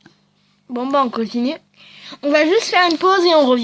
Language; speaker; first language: French; native; French